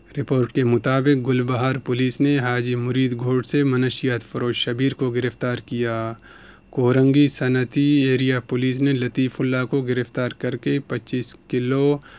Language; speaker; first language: Urdu; non-native, local second language; Baluchi